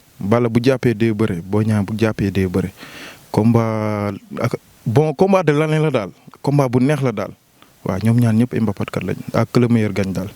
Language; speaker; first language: Wolof; non-native, local second language; Jola-Fonyi